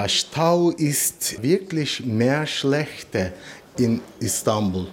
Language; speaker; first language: German; non-native, learner; Turkish